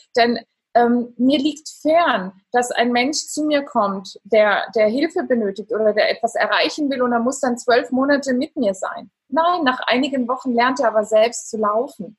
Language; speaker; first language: German; non-native, fluent; Italian